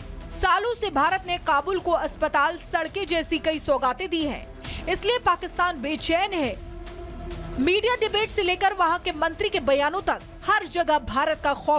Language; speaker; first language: Hindi; native; Hindi